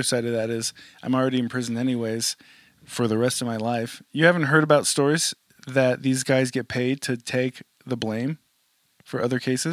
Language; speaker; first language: English; native; English